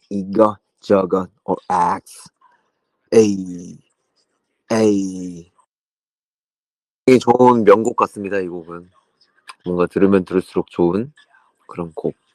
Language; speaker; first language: Korean; native; Korean